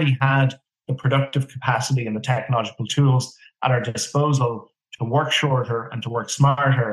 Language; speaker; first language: English; native; English